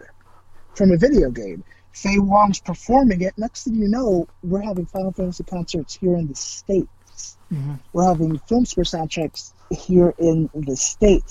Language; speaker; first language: English; native; English